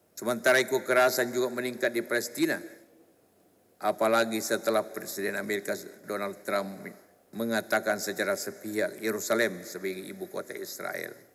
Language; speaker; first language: Indonesian; non-native, local second language; Buginese